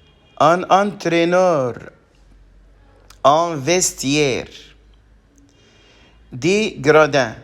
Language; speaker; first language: French; non-native, fluent; Arabic